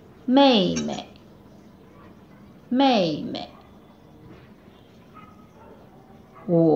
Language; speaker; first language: Chinese; non-native, fluent; Bangla